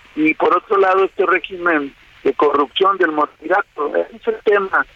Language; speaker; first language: Spanish; native; Spanish